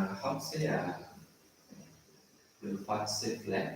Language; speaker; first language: English; non-native, learner; Portuguese